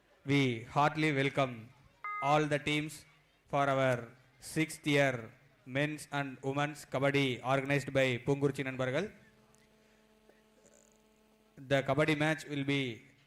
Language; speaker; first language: English; non-native, local second language; Tamil